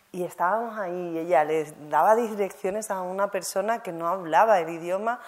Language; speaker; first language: Spanish; native; Spanish